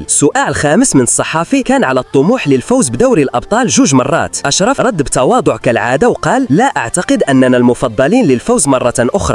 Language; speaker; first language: Arabic; native; Arabic